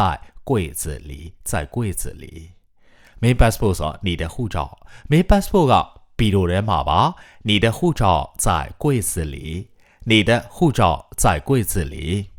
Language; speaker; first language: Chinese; non-native, fluent; Burmese